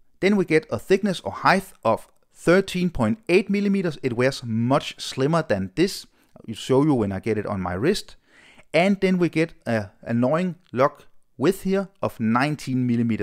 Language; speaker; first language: English; non-native, fluent; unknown